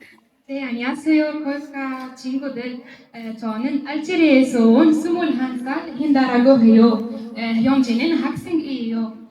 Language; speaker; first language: Korean; non-native, learner; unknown